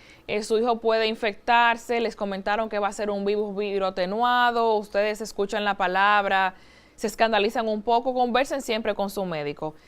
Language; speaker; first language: Spanish; native; Spanish